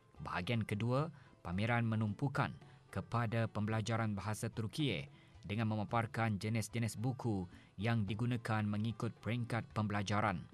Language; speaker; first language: Malay; native; Malay